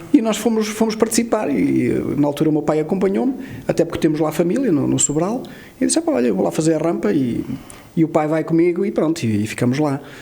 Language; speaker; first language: Portuguese; early bilingual, heritage; Portuguese